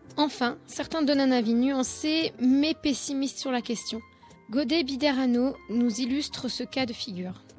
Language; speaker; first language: French; early bilingual, heritage; French